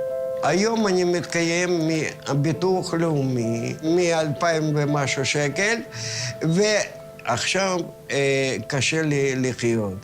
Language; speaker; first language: Hebrew; non-native, fluent; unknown